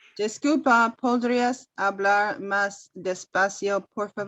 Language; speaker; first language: Spanish; non-native, learner; English